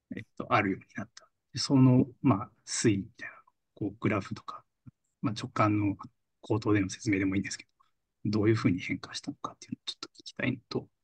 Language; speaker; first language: Japanese; native; Japanese